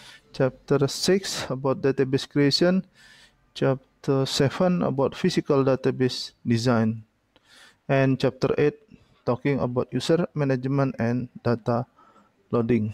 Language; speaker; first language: English; non-native, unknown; Indonesian